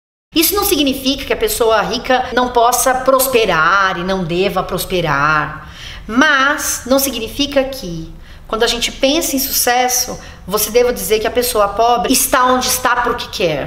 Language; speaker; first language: Portuguese; native; Portuguese